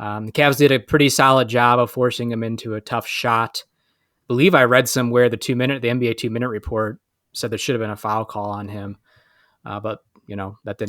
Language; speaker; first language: English; native; English